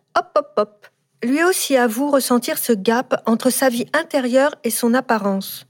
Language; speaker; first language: French; native; French